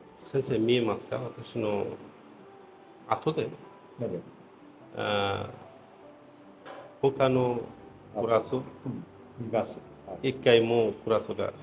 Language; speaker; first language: Japanese; non-native, learner; Bangla